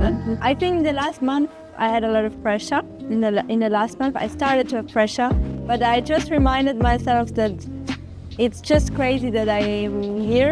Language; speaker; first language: English; non-native, fluent; German